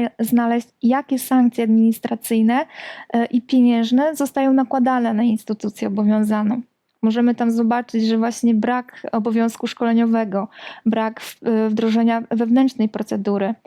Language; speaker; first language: Polish; native; Polish